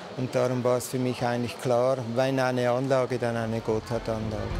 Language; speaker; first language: German; native; German